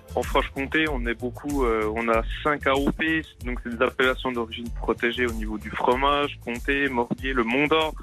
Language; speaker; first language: French; native; French